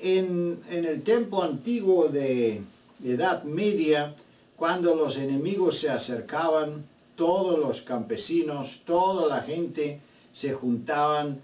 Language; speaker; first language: Spanish; non-native, fluent; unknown